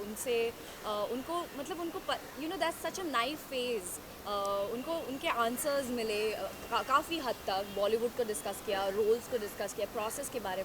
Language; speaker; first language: Hindi; native; Hindi